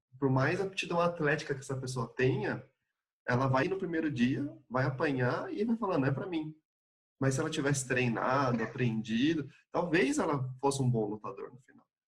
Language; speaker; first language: Portuguese; native; Portuguese